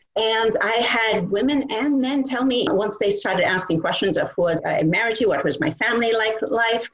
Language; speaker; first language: English; non-native, local second language; Bangla